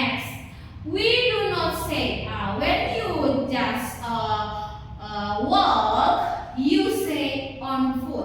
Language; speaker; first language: English; non-native, learner; Indonesian